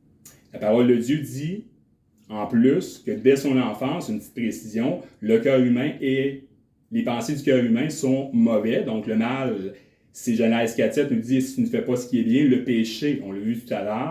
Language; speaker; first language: French; native; French